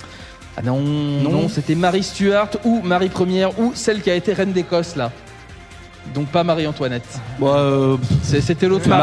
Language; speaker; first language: French; native; French